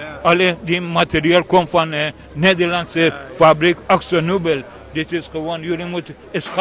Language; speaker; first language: Dutch; non-native, learner; Persian